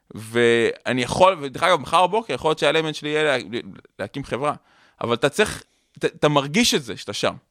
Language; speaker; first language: Hebrew; native; Hebrew